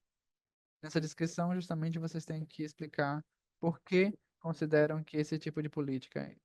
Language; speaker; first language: Portuguese; non-native, fluent; Spanish